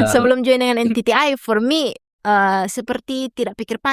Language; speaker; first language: Indonesian; native; Indonesian